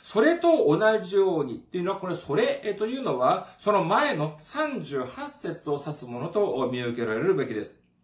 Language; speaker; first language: Japanese; non-native, fluent; Korean